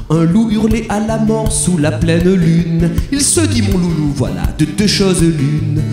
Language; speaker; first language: French; native; French